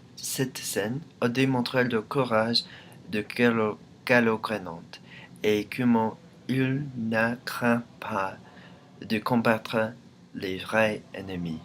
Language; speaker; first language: French; non-native, learner; English